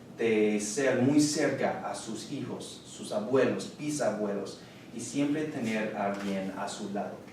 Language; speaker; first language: Spanish; non-native, learner; English